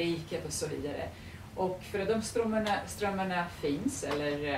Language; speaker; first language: Swedish; non-native, fluent; Serbian